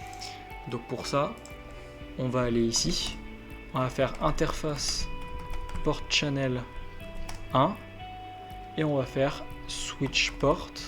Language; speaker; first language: French; native; French